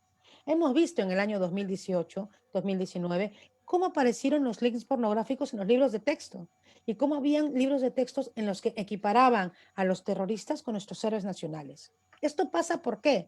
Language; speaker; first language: Spanish; native; Spanish